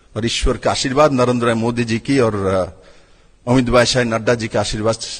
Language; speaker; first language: Hindi; non-native, local second language; Bangla